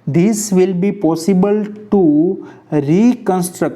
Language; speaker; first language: English; non-native, local second language; Gujarati